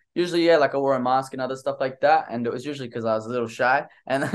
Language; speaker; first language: English; native; English